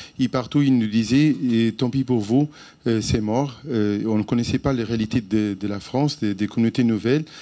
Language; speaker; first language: French; non-native, fluent; Portuguese